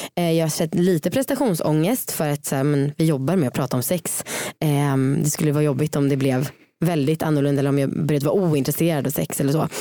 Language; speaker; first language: Swedish; native; Swedish